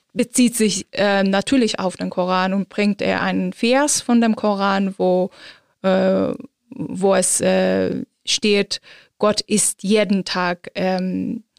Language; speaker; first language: German; non-native, fluent; Azerbaijani